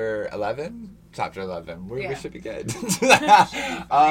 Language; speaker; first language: English; native; English